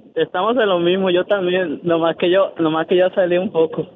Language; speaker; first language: Spanish; native; Spanish